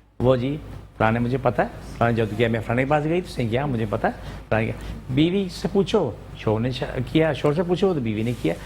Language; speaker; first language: Urdu; non-native, local second language; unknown